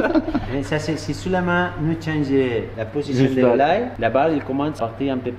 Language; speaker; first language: French; non-native, learner; Spanish